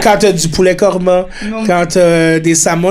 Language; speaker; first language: French; native; French